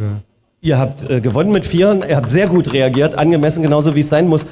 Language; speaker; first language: German; native; German